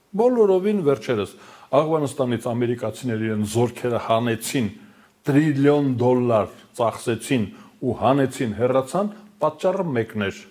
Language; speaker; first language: Armenian; native; Armenian